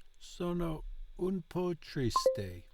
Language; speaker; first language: Italian; non-native, learner; English